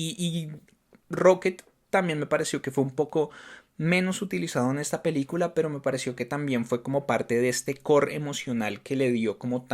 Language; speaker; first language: Spanish; native; Spanish